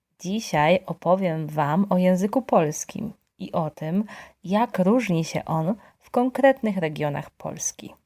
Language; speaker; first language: Polish; native; Polish